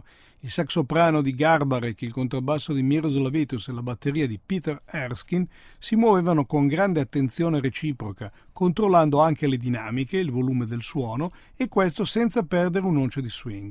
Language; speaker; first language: Italian; native; Italian